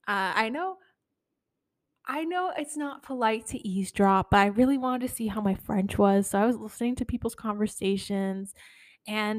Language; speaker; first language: English; native; English